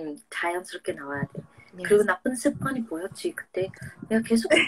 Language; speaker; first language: Korean; non-native, fluent; English